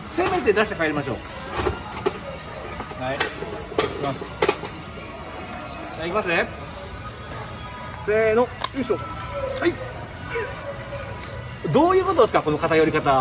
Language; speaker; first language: Japanese; native; Japanese